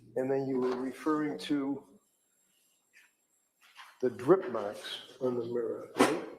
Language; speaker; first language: English; native; English